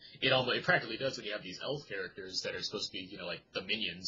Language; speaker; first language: English; native; English